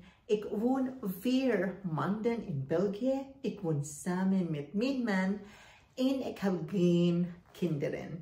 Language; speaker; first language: Dutch; non-native, learner; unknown